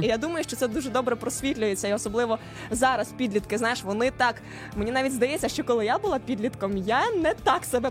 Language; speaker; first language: Ukrainian; native; Ukrainian